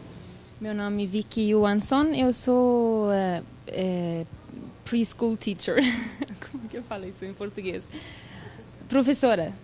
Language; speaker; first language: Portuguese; non-native, fluent; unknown